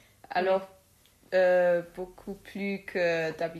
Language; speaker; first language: French; non-native, local second language; Luxembourgish